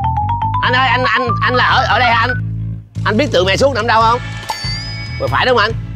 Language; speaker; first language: Vietnamese; native; Vietnamese